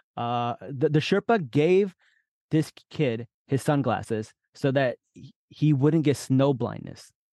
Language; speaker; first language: English; early bilingual, other home language; Urdu